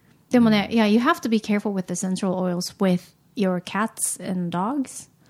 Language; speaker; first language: English; non-native, fluent; Japanese